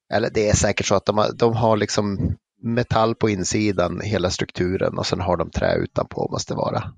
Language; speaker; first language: Swedish; native; Swedish